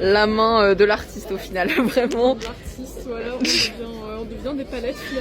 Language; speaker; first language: French; native; French